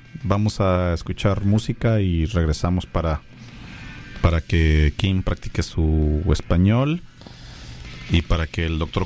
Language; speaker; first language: Spanish; native; Spanish